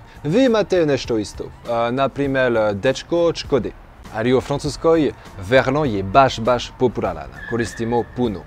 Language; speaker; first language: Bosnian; non-native, learner; French